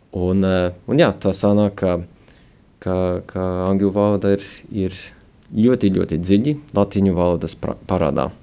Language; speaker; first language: Latvian; early bilingual, heritage; Latvian